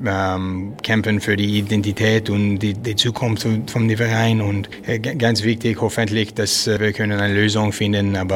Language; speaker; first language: German; non-native, learner; French